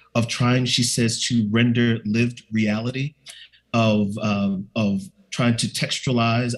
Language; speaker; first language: English; native; English